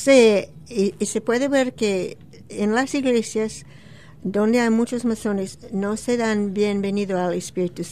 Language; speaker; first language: Spanish; non-native, fluent; English